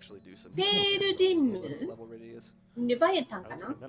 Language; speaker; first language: Japanese; native; Japanese